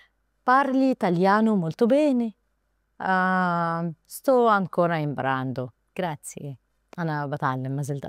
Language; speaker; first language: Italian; non-native, learner; Arabic